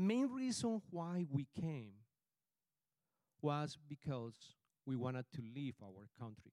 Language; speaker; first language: English; non-native, fluent; Spanish